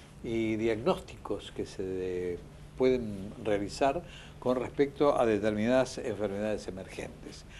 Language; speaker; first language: Spanish; native; Spanish